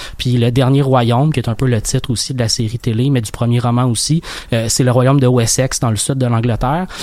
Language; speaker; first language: French; native; French